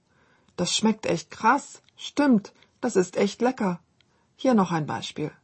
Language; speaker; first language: German; non-native, fluent; Korean